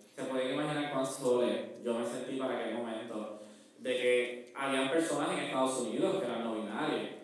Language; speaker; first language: Spanish; native; Spanish